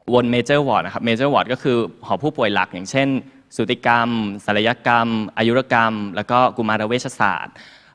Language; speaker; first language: Thai; native; Thai